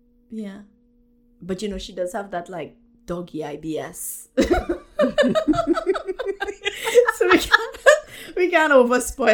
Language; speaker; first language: English; native; English